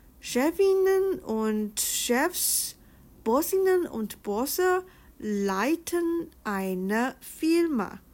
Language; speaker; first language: German; non-native, fluent; Chinese